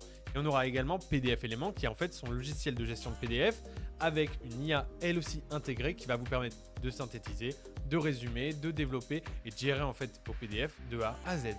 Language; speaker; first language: French; native; French